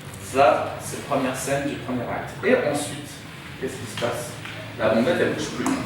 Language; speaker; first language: French; native; French